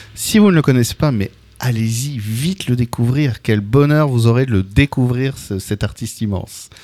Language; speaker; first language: French; native; French